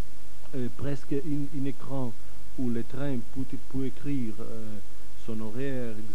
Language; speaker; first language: French; non-native, fluent; Catalan